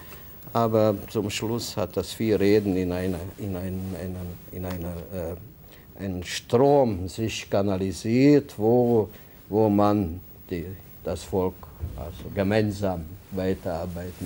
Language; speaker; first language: German; non-native, fluent; Hungarian